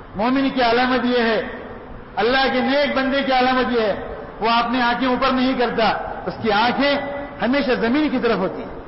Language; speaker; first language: Urdu; non-native, local second language; Konkani